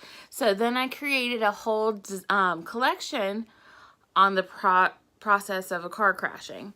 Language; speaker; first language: English; native; English